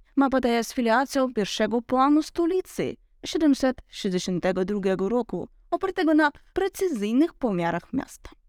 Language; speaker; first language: Polish; non-native, learner; Ukrainian